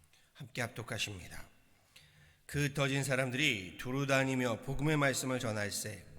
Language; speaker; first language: Korean; native; Korean